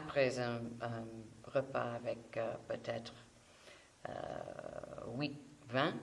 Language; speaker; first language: French; non-native, fluent; English